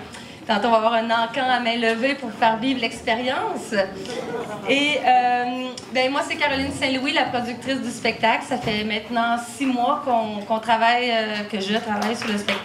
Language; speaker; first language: French; native; French